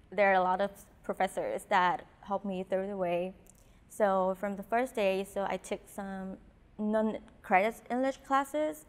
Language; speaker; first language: English; non-native, fluent; Vietnamese